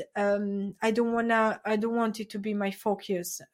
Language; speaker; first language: English; non-native, fluent; Italian